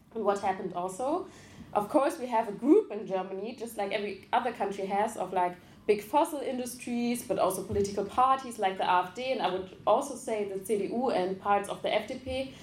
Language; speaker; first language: English; non-native, fluent; German